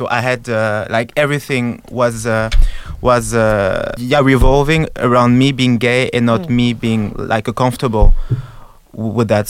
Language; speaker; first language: English; non-native, fluent; French